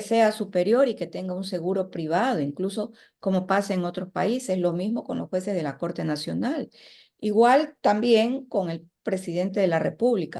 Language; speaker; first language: Spanish; native; Spanish